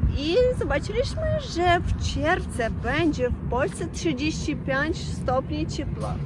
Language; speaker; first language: Polish; non-native, learner; Russian